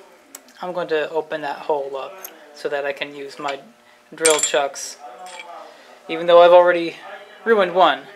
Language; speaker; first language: English; native; English